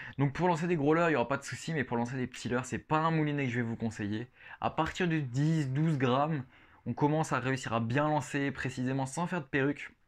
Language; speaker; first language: French; native; French